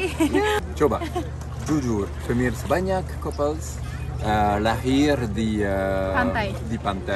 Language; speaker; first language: Indonesian; non-native, fluent; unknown